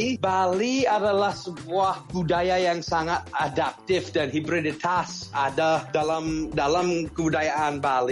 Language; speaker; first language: Indonesian; non-native, fluent; English